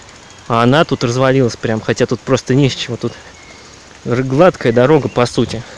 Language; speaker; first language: Russian; native; Russian